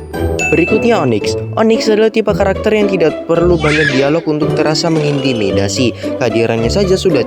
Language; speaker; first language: Indonesian; native; Indonesian